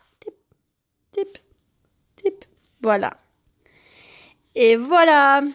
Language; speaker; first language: French; non-native, fluent; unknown